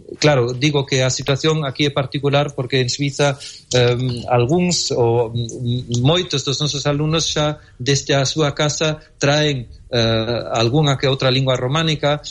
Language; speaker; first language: Galician; non-native, fluent; German